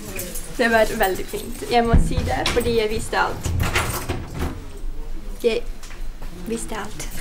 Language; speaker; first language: Norwegian; non-native, fluent; Serbian